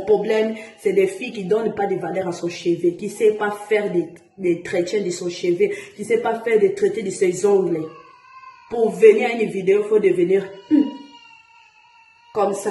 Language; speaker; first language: French; non-native, learner; Portuguese